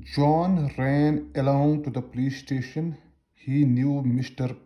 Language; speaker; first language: English; non-native, local second language; Urdu